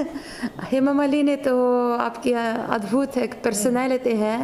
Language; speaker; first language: Hindi; non-native, fluent; Ukrainian